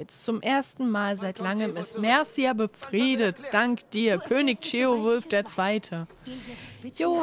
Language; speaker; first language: German; native; German